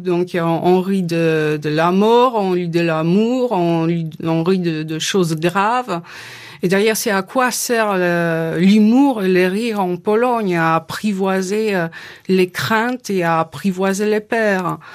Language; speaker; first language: French; non-native, fluent; Polish